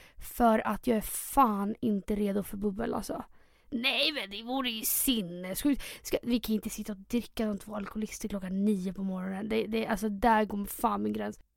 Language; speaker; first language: Swedish; early bilingual, other home language; Spanish